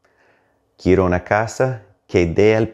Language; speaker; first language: Spanish; non-native, fluent; English